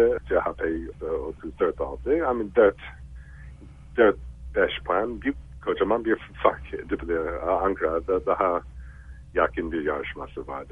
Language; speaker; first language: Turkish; non-native, fluent; English